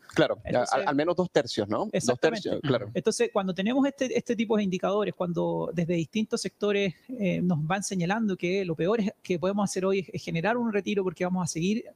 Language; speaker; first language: Spanish; native; Spanish